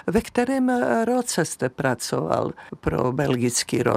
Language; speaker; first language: Czech; native; Czech